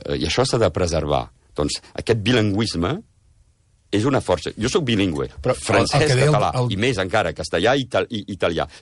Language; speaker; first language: Catalan; early bilingual, heritage; Catalan